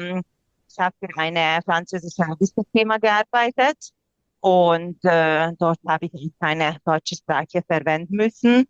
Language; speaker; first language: German; non-native, fluent; Hungarian